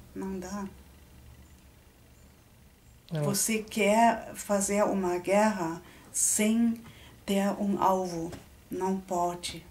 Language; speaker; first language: Portuguese; non-native, fluent; German